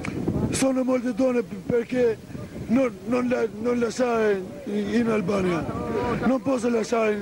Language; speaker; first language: Italian; non-native, learner; Albanian